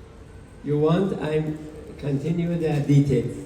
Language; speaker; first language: English; non-native, learner; Persian